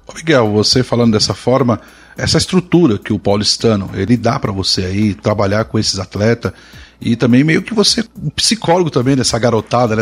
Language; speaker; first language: Portuguese; native; Portuguese